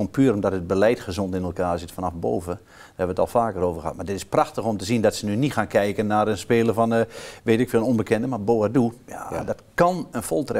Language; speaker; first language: Dutch; native; Dutch